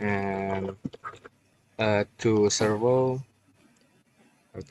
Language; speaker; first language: English; non-native, learner; Indonesian